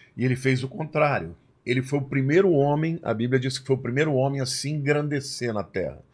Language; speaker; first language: Portuguese; non-native, fluent; Italian